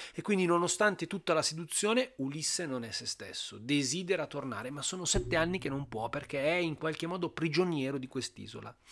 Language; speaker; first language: Italian; native; Italian